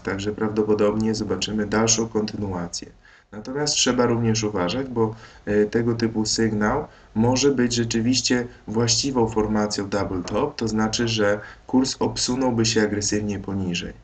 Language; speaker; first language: Polish; native; Polish